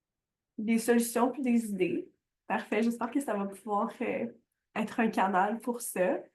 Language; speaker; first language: French; native; French